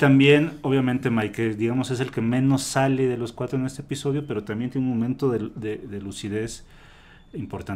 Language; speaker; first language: Spanish; native; Spanish